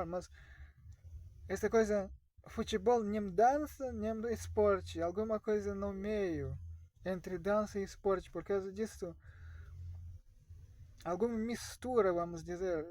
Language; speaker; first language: Portuguese; non-native, learner; Russian